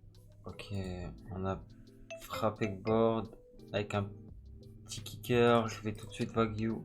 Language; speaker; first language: French; native; French